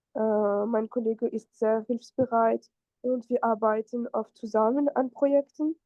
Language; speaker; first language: German; non-native, fluent; French